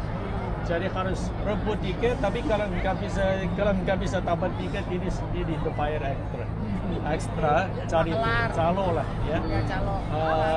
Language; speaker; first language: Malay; non-native, fluent; Chinese